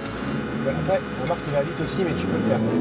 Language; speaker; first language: French; native; French